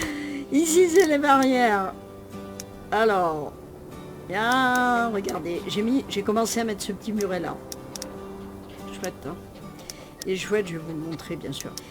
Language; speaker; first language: French; native; French